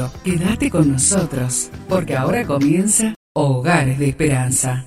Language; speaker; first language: Spanish; native; Spanish